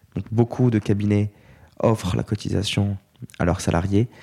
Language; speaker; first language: French; native; French